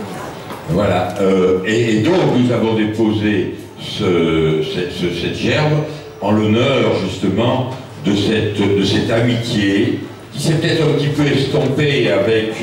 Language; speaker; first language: French; native; French